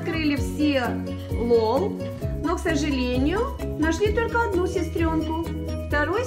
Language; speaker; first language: Russian; native; Russian